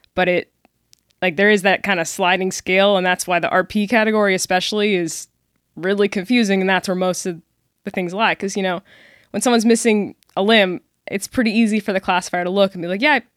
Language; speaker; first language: English; native; English